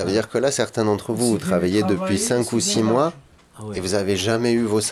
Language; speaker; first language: French; native; French